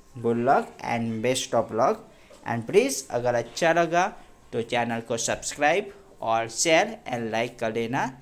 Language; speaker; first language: Hindi; non-native, local second language; Gujarati